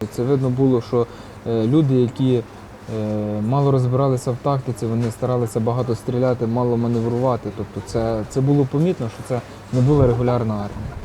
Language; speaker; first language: Ukrainian; native; Ukrainian